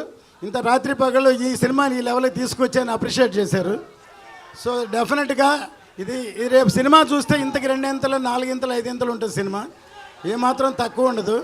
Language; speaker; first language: Telugu; native; Telugu